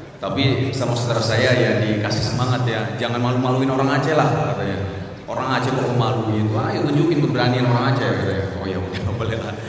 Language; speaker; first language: Indonesian; native; Indonesian